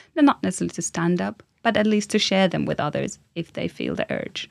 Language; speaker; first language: English; non-native, fluent; Finnish